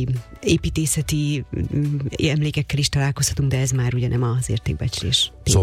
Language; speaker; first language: Hungarian; native; Hungarian